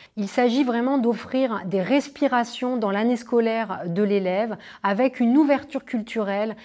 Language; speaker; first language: French; native; French